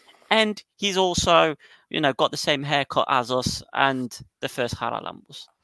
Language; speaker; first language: English; native; English